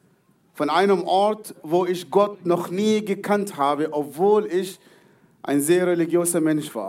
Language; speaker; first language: German; non-native, fluent; Arabic